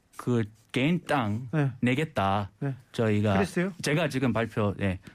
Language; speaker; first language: Korean; non-native, fluent; English